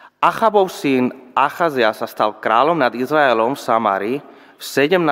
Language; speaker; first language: Slovak; non-native, fluent; Spanish